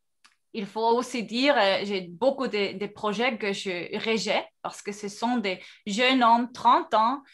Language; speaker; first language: French; non-native, fluent; Spanish